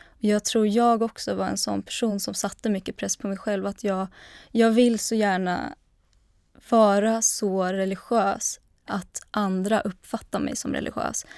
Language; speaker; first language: Swedish; early bilingual, other home language; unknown